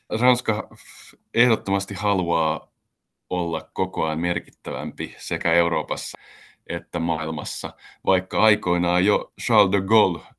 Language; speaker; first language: Finnish; native; Finnish